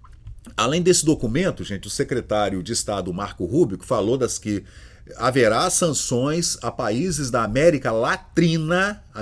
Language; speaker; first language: Portuguese; native; Portuguese